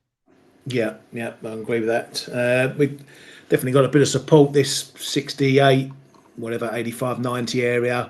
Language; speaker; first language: English; native; English